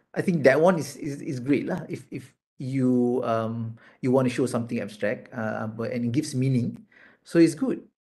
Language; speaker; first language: English; non-native, local second language; Malay